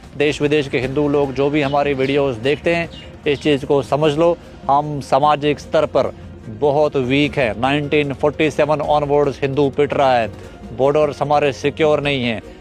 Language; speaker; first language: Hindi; native; Hindi